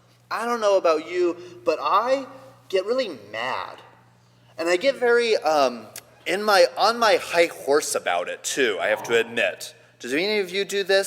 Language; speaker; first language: English; native; English